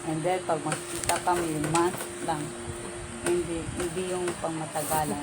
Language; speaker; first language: Filipino; native; Filipino